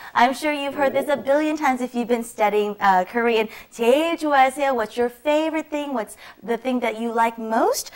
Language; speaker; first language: English; native; English